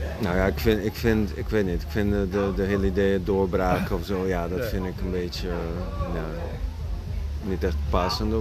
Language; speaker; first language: Dutch; non-native, fluent; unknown